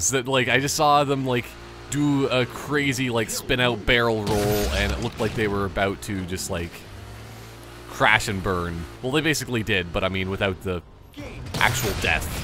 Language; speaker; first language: English; native; English